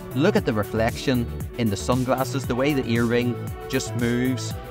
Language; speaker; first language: English; native; English